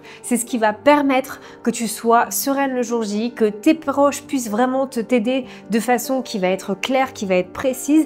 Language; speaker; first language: French; native; French